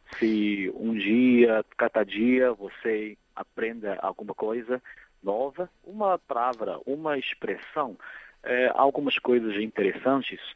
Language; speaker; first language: Portuguese; non-native, fluent; Chinese